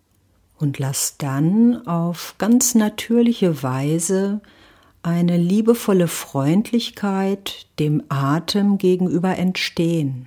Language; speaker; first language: German; native; German